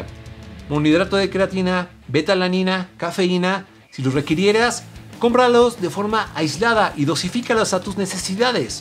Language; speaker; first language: Spanish; native; Spanish